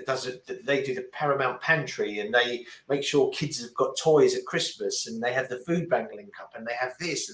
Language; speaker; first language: English; native; English